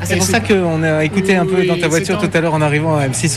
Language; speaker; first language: French; native; French